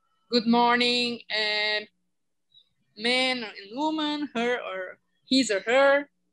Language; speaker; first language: English; non-native, fluent; Portuguese